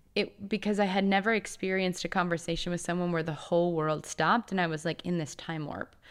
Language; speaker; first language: English; native; English